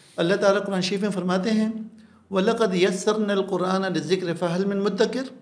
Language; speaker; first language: Urdu; non-native, local second language; Pashto